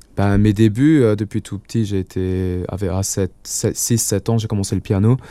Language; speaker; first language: French; non-native, local second language; Luxembourgish